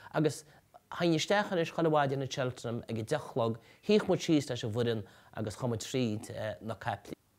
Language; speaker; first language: Irish; native; Irish